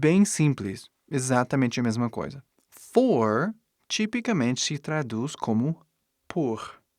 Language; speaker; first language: Portuguese; non-native, fluent; English